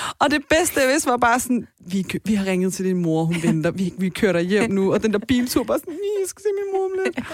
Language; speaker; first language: Danish; early bilingual, other home language; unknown